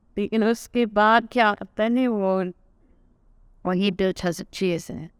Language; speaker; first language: Urdu; non-native, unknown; English